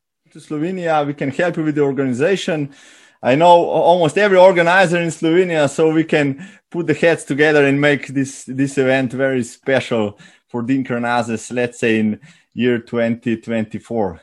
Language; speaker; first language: English; non-native, learner; Slovenian